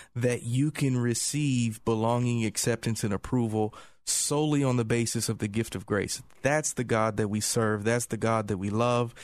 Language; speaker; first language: English; native; English